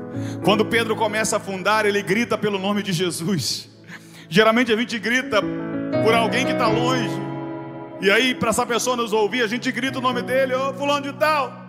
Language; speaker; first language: Portuguese; native; Portuguese